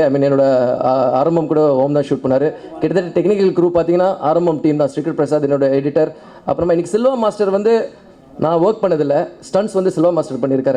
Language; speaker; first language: Tamil; native; Tamil